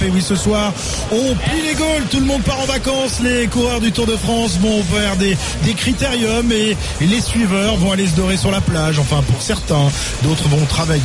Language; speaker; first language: French; native; French